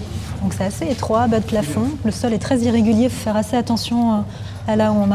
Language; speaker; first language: French; native; French